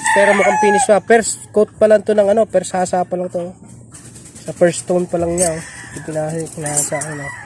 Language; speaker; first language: Filipino; native; Filipino